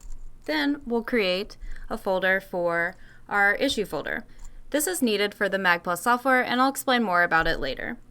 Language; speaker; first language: English; native; English